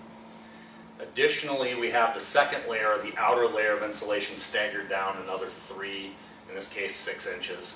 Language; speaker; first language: English; native; English